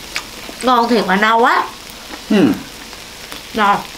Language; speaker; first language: Vietnamese; native; Vietnamese